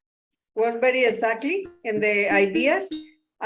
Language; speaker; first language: English; non-native, learner; Spanish